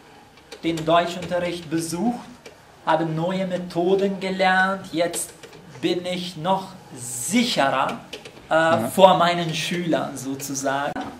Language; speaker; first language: German; non-native, fluent; Albanian